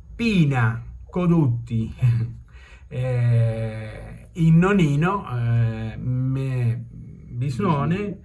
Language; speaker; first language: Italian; early bilingual, heritage; Spanish